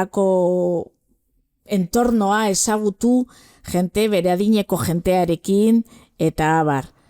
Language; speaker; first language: Basque; non-native, local second language; Spanish